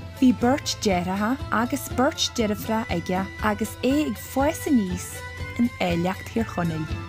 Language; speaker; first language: Irish; native; Irish